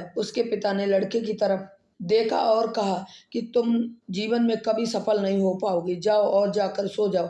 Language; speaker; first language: Hindi; native; Hindi